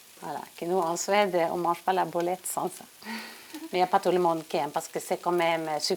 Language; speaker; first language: French; non-native, learner; Swedish